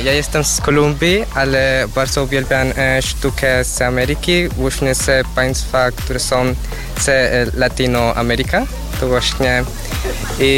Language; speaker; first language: Polish; non-native, learner; Spanish